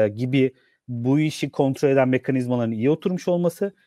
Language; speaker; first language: Turkish; native; Turkish